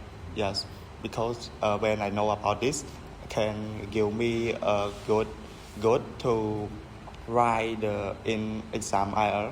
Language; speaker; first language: English; non-native, learner; Khmer